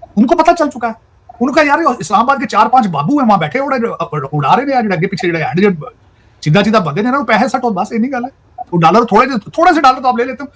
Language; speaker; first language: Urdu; non-native, local second language; Punjabi